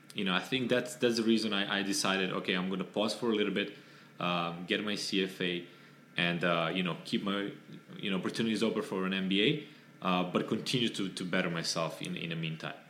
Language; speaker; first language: English; non-native, fluent; Serbian